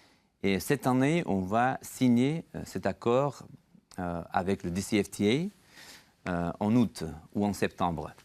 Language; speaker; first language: French; non-native, fluent; Georgian